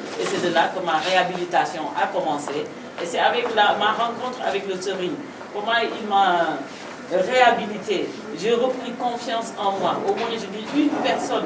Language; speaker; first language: French; non-native, local second language; Wolof